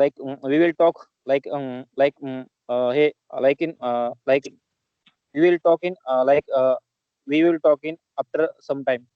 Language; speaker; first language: English; non-native, learner; Marathi